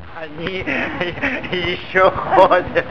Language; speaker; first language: Russian; early bilingual, heritage; Russian